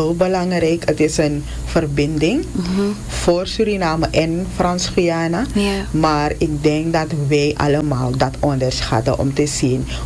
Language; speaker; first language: Dutch; non-native, local second language; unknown